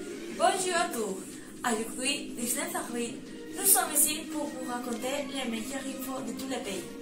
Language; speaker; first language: French; non-native, learner; Spanish